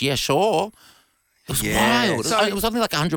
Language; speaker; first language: English; native; English